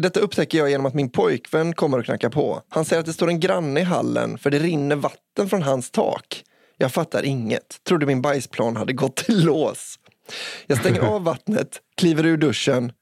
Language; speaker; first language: Swedish; native; Swedish